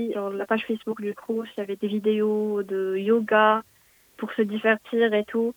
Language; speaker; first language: French; non-native, local second language; Arabic